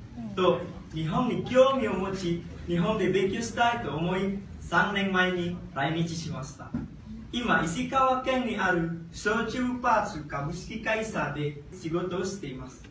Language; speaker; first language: Japanese; non-native, learner; Indonesian